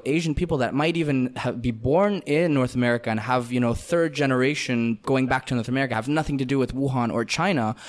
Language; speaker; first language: English; non-native, fluent; Russian